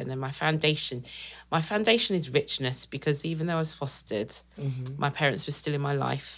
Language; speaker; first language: English; native; English